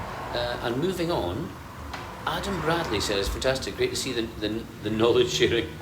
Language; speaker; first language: English; native; English